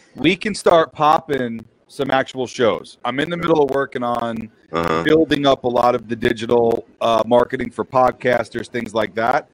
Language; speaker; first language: English; native; English